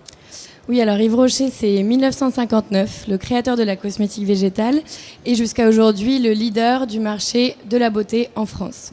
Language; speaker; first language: French; native; French